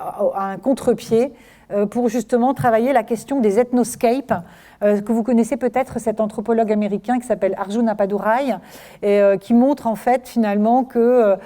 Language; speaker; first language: French; native; French